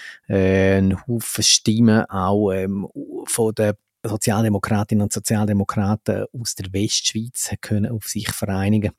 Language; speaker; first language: German; native; German